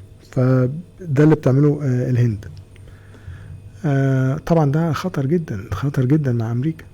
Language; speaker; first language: Arabic; native; Arabic